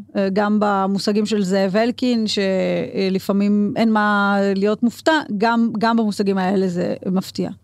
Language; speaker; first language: Hebrew; native; Hebrew